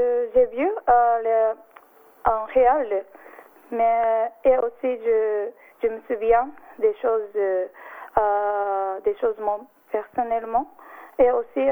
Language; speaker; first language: French; non-native, learner; Japanese